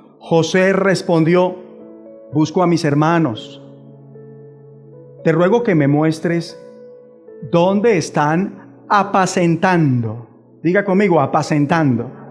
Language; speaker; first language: Spanish; native; Spanish